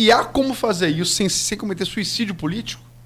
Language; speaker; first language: Portuguese; native; Portuguese